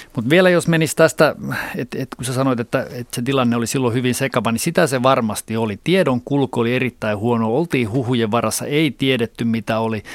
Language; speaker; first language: Finnish; native; Finnish